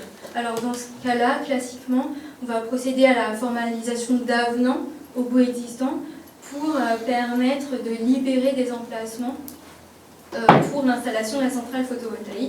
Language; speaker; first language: French; native; French